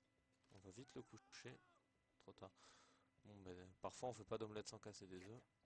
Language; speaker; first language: French; native; French